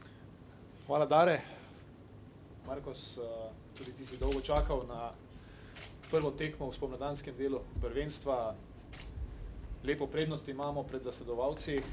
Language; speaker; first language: Slovenian; native; Slovenian